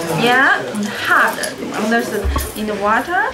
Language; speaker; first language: Dutch; non-native, learner; Chinese